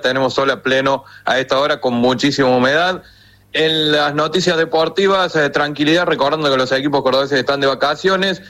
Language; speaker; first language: Spanish; native; Spanish